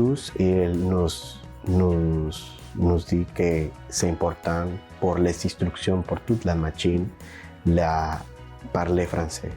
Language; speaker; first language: French; non-native, learner; Spanish